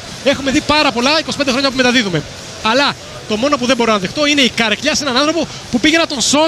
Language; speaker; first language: Greek; native; Greek